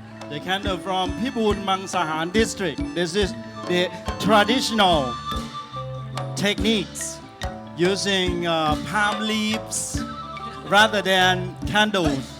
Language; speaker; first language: English; non-native, fluent; Thai